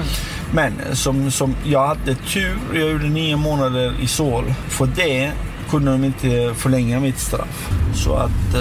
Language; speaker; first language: Swedish; non-native, fluent; Persian